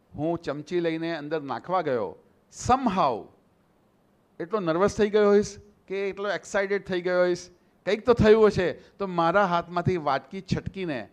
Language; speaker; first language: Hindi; non-native, local second language; Gujarati